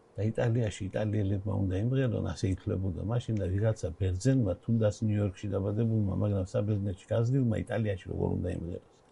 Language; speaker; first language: Georgian; native; Georgian